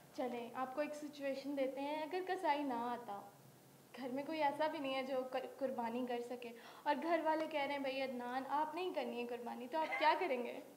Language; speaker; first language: Urdu; non-native, local second language; Punjabi